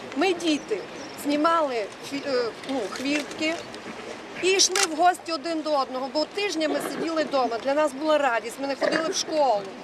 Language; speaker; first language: Ukrainian; native; Ukrainian